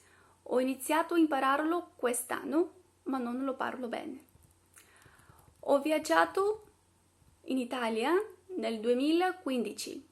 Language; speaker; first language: Italian; non-native, learner; Greek